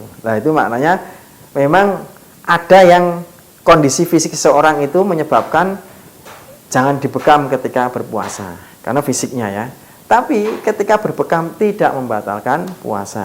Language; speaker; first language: Indonesian; non-native, local second language; Javanese